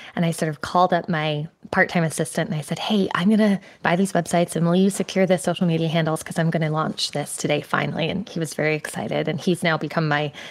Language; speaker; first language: English; native; English